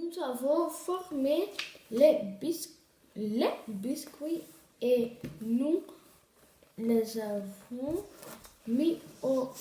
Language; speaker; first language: French; non-native, learner; Dutch